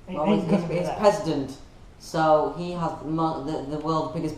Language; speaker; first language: English; native; English